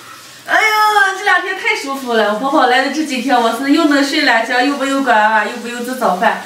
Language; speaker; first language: Chinese; native; Chinese